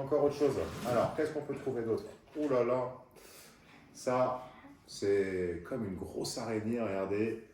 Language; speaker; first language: French; native; French